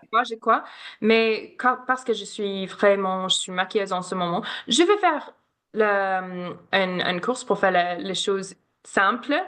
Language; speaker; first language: French; non-native, learner; English